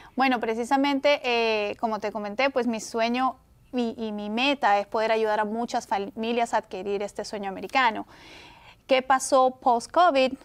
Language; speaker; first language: Spanish; native; Spanish